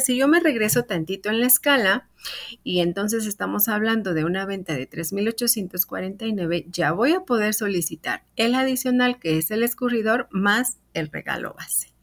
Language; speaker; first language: Spanish; native; Spanish